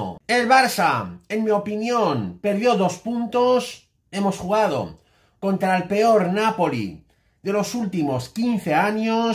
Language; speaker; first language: Spanish; native; Spanish